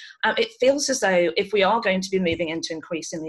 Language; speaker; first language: English; native; English